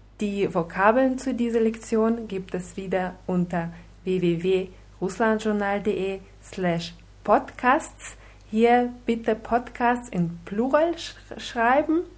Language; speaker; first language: German; non-native, fluent; Russian